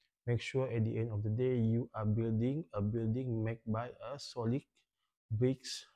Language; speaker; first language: English; non-native, local second language; Malay